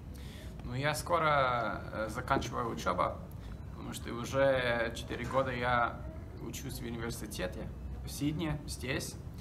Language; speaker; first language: Russian; non-native, learner; English